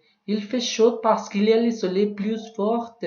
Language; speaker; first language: French; non-native, learner; Spanish